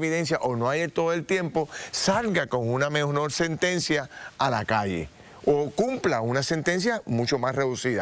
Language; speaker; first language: Spanish; native; Spanish